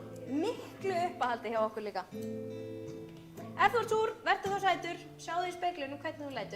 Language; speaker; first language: Icelandic; native; Icelandic